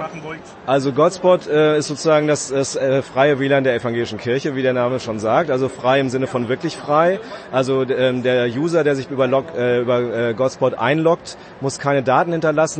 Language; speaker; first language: German; native; German